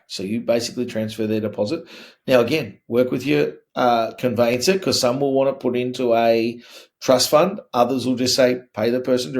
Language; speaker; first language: English; native; English